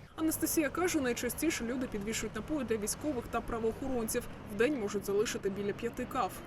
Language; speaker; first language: Ukrainian; native; Ukrainian